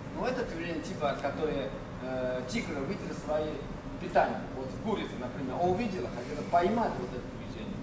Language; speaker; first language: Russian; non-native, learner; Chinese